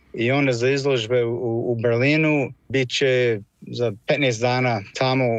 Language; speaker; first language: Croatian; non-native, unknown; English